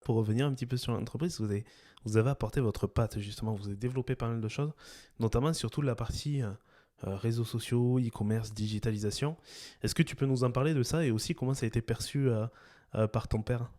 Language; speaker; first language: French; native; French